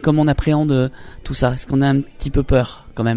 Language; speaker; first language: French; native; French